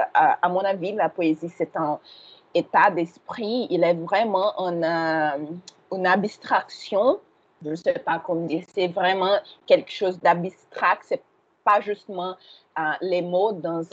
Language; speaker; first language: French; non-native, fluent; Portuguese